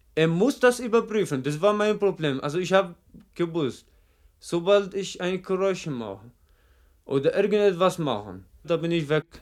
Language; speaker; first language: German; non-native, fluent; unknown